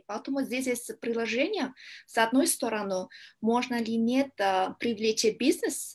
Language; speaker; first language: Russian; non-native, learner; Kyrgyz